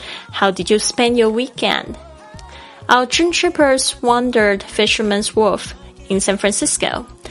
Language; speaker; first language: English; non-native, fluent; Chinese